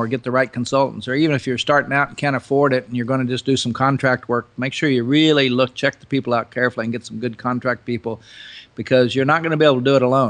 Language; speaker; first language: English; native; English